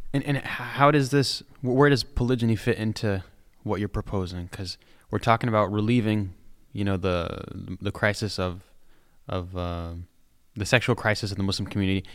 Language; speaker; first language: English; native; English